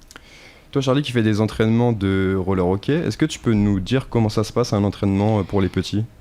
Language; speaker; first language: French; native; French